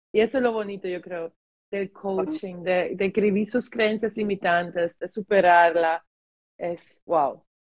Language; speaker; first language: Spanish; early bilingual, heritage; German